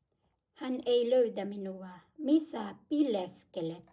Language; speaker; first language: Finnish; non-native, learner; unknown